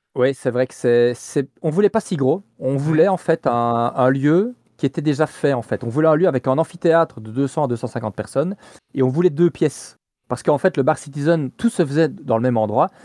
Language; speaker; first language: French; native; French